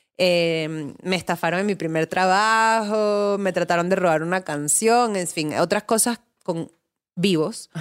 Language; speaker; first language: Spanish; native; Spanish